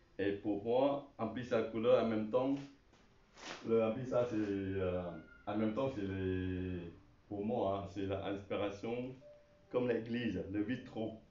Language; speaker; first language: French; non-native, learner; Chinese